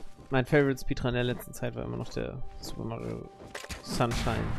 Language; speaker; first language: German; native; German